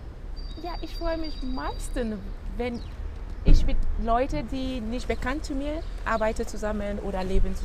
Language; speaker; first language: German; non-native, learner; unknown